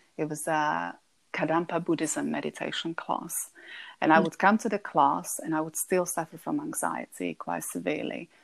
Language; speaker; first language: English; non-native, fluent; Slovak